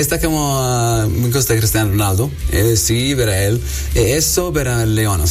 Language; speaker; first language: Spanish; non-native, learner; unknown